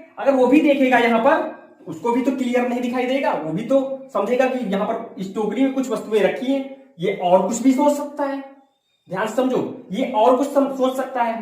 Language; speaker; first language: Hindi; native; Hindi